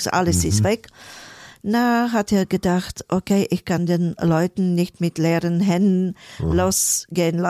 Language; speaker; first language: German; non-native, fluent; Bulgarian